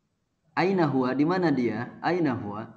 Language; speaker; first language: Arabic; non-native, fluent; Indonesian